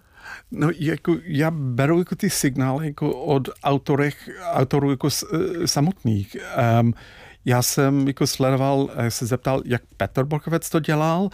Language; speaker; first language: Czech; non-native, fluent; English